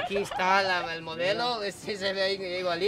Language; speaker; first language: Spanish; non-native, fluent; Japanese